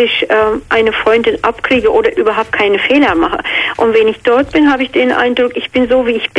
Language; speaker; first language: German; non-native, fluent; Georgian